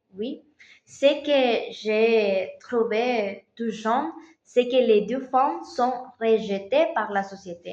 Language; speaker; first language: French; non-native, learner; Spanish